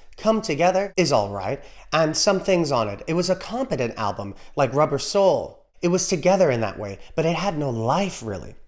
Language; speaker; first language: English; native; English